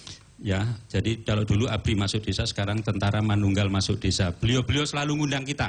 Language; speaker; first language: Indonesian; non-native, local second language; Javanese